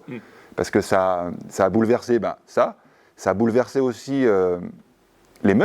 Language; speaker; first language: French; native; French